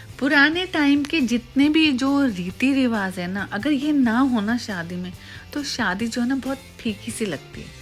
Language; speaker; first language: Hindi; native; Hindi